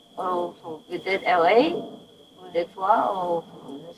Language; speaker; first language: French; non-native, learner; Vietnamese